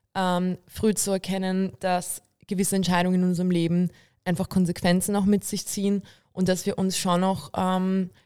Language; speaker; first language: German; early bilingual, other home language; Bulgarian